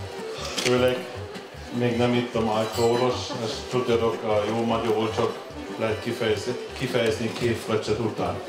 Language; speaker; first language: Hungarian; non-native, learner; German